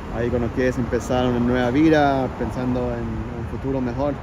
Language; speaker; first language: Spanish; early bilingual, heritage; Spanish